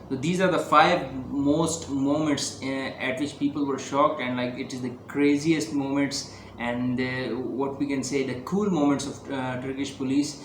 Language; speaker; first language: English; non-native, local second language; Urdu